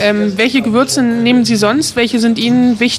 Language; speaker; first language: German; native; German